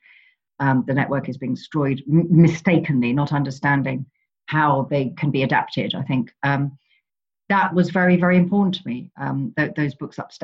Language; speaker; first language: English; native; English